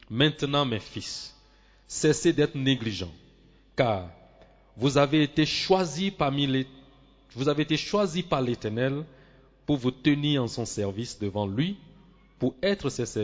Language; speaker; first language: French; non-native, local second language; Swahili